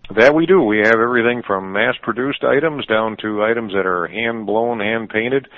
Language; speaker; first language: English; early bilingual, other home language; German